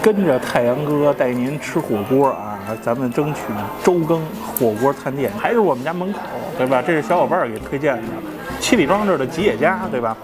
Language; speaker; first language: Chinese; native; Chinese